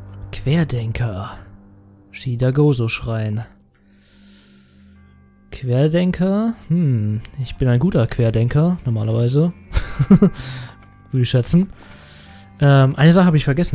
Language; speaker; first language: German; native; German